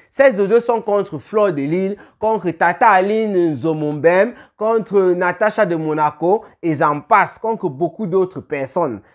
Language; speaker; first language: French; native; French